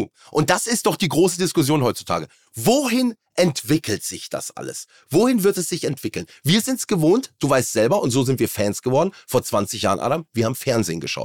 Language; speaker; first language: German; native; German